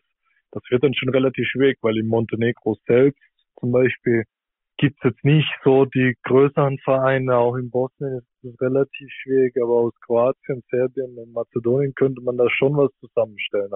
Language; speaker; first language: German; native; German